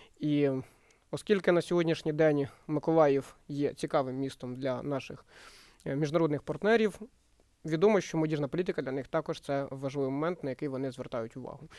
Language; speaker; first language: Ukrainian; native; Ukrainian